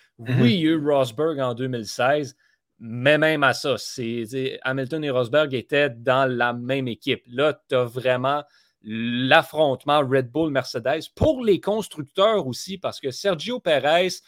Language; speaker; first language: French; native; French